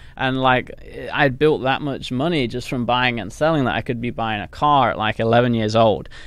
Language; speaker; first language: English; native; English